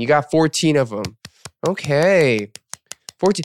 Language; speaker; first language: English; early bilingual, other home language; Korean